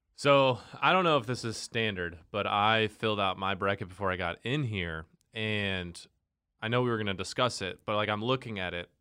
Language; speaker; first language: English; native; English